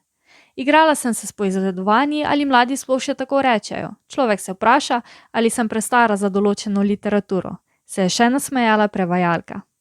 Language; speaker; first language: Slovenian; native; Slovenian